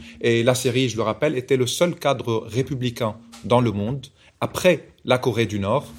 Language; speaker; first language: French; non-native, local second language; Arabic